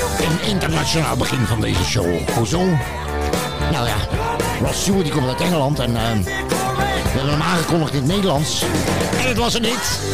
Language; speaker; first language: Dutch; native; Dutch